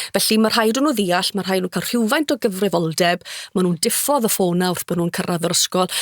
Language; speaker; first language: Welsh; native; Welsh